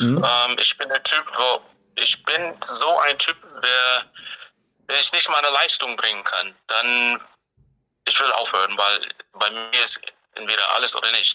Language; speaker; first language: German; non-native, fluent; English